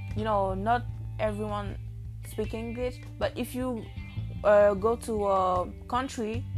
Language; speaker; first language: English; non-native, learner; Haitian Creole